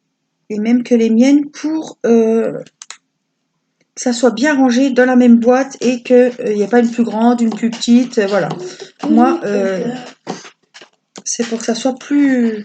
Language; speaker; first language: French; native; French